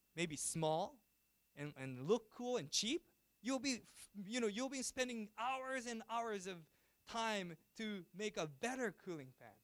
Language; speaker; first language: English; non-native, fluent; Japanese